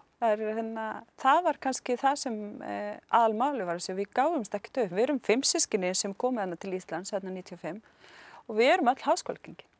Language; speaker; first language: Icelandic; non-native, fluent; Arabic